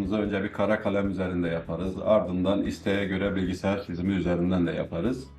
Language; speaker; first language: Turkish; native; Turkish